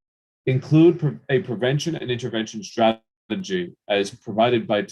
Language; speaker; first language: English; native; English